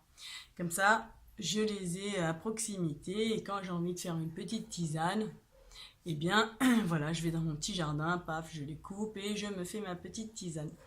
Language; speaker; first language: French; native; French